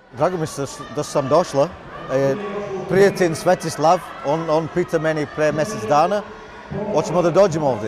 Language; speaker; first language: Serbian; non-native, learner; English